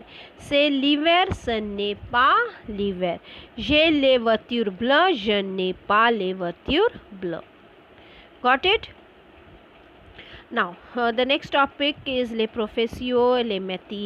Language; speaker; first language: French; non-native, fluent; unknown